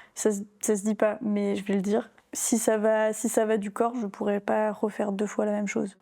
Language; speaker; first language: French; native; French